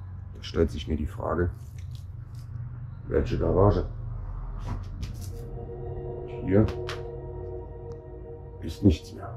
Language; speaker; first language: German; native; German